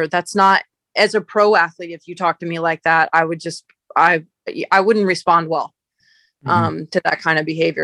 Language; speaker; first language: English; native; English